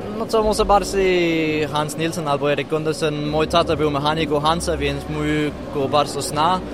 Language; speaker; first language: Polish; non-native, learner; Danish